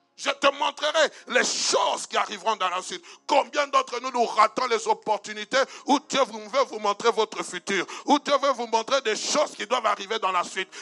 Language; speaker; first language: French; non-native, local second language; Lingala